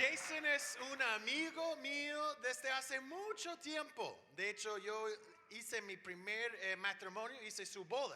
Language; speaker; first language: Spanish; non-native, fluent; English